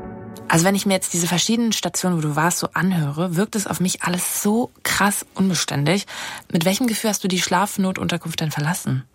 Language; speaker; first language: German; native; German